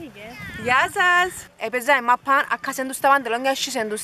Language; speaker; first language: Greek; native; Greek